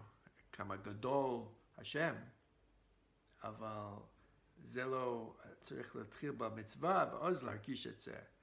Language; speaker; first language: Hebrew; non-native, fluent; English